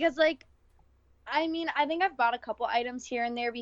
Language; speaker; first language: English; native; English